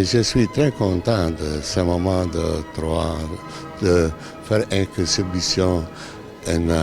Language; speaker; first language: French; non-native, learner; Italian